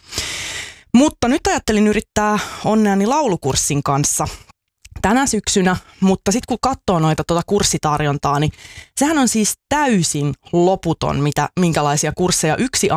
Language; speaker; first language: Finnish; native; Finnish